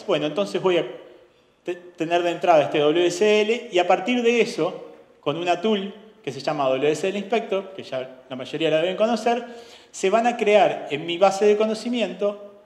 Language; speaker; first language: Spanish; native; Spanish